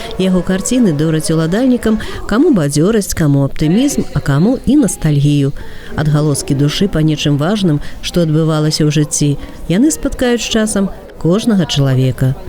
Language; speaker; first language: Belarusian; native; Belarusian